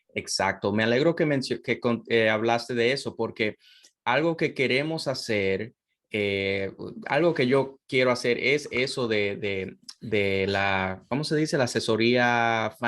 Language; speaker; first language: Spanish; non-native, fluent; English